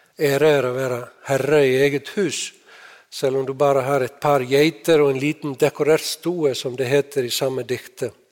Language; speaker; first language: Norwegian; non-native, fluent; Icelandic